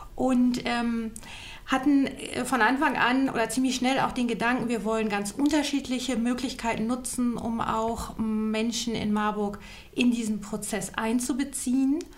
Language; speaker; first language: German; native; German